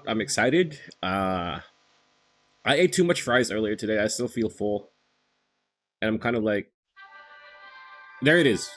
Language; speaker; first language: English; native; English